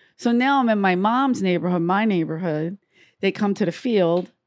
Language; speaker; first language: English; native; English